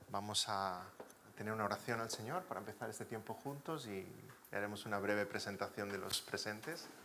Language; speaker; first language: Spanish; native; Spanish